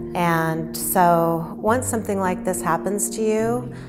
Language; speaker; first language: English; native; English